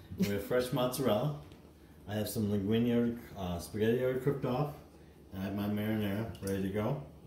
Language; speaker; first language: English; native; English